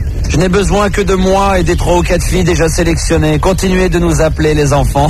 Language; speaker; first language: French; native; French